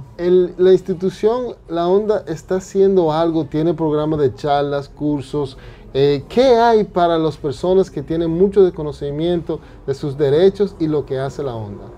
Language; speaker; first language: Spanish; non-native, fluent; English